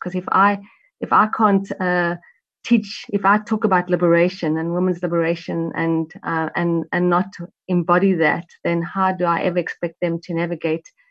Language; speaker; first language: English; native; English